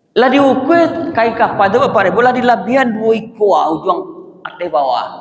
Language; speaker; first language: Malay; non-native, local second language; Minangkabau